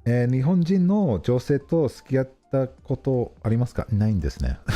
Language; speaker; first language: Japanese; non-native, learner; English